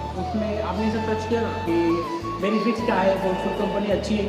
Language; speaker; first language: Hindi; native; Hindi